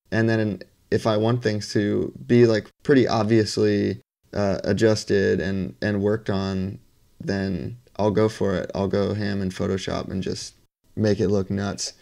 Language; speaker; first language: English; native; English